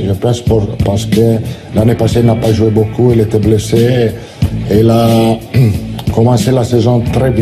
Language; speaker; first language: French; non-native, fluent; Italian